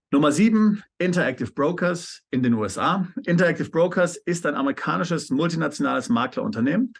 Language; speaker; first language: German; native; German